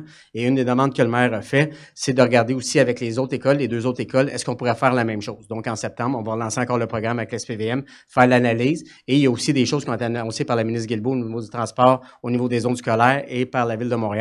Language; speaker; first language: French; native; French